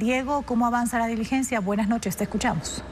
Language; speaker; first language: Spanish; native; Spanish